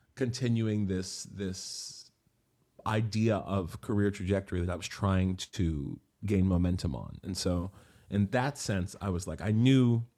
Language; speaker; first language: English; native; English